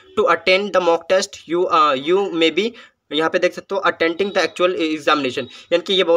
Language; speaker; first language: Hindi; native; Hindi